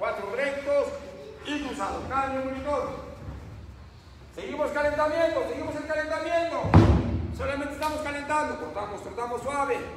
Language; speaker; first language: Spanish; native; Spanish